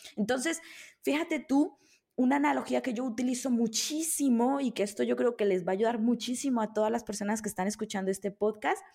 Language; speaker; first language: Spanish; native; Spanish